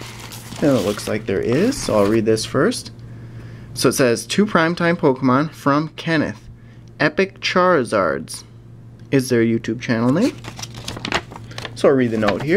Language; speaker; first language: English; native; English